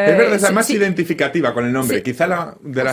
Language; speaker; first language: Spanish; native; Spanish